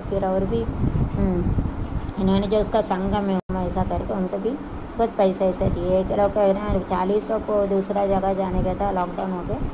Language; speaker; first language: Hindi; non-native, local second language; Tamil